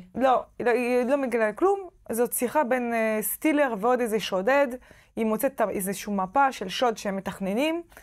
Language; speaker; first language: Hebrew; non-native, fluent; French